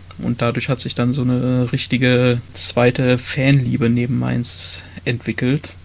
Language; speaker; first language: German; native; German